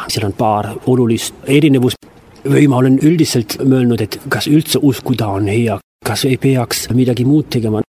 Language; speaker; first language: Estonian; non-native, fluent; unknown